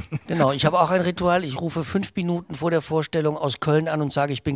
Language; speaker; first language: German; native; German